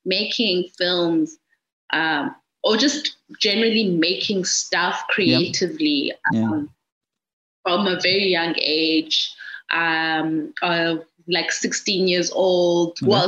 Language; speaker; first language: English; non-native, local second language; Xhosa